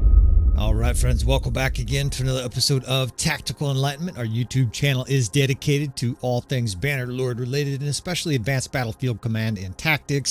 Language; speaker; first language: English; native; English